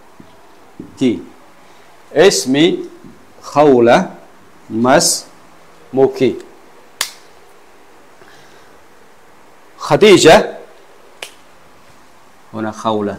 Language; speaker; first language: Arabic; non-native, fluent; Western Cham